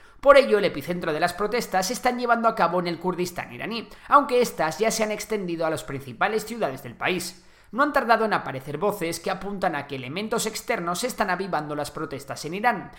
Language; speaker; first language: Spanish; native; Spanish